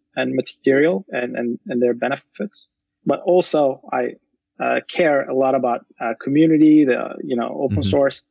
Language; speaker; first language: English; non-native, fluent; Turkish